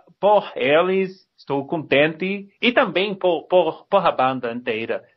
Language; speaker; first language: Portuguese; non-native, learner; Spanish